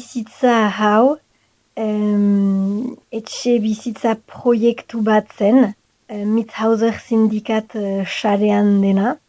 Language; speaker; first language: Basque; non-native, local second language; French